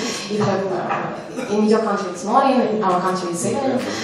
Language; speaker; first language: English; non-native, learner; Ukrainian